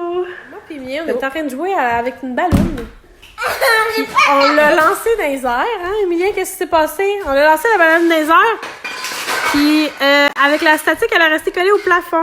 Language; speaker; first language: French; native; French